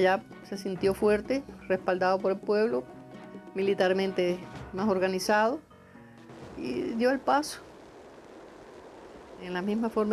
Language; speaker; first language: Spanish; native; Spanish